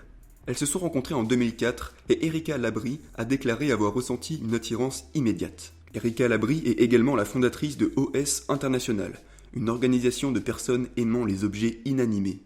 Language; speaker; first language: French; native; French